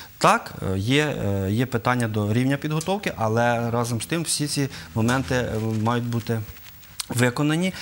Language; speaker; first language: Ukrainian; native; Ukrainian